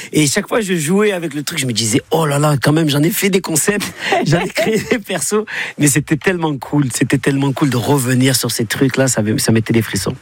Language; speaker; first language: French; native; French